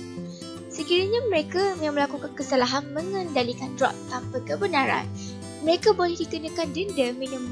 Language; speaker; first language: Malay; native; Malay